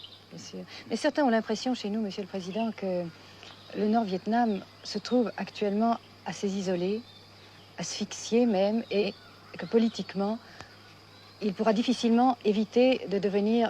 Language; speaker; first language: French; native; French